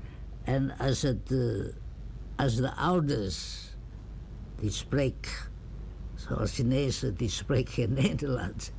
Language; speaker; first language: Dutch; non-native, learner; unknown